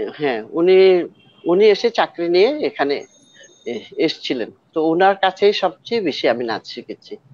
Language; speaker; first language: Bangla; non-native, local second language; Chakma